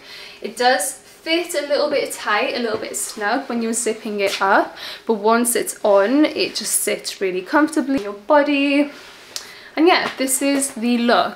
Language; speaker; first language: English; native; English